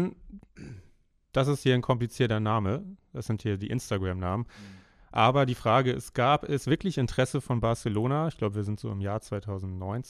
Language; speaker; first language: German; native; German